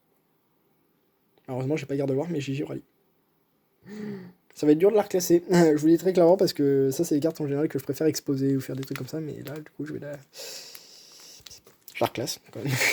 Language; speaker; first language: French; native; French